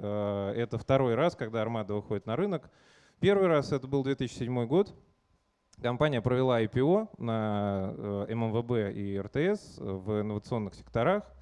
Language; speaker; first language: Russian; native; Russian